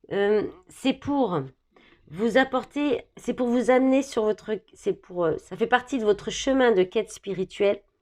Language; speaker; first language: French; native; French